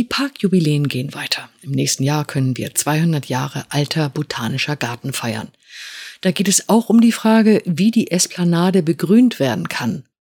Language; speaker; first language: German; native; German